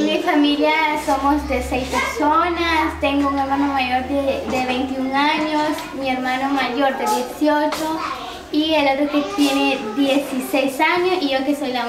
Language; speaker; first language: Spanish; native; Spanish